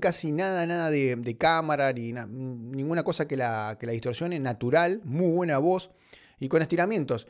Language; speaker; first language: Spanish; native; Spanish